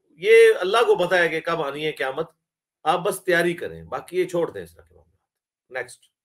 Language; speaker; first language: Urdu; non-native, local second language; Punjabi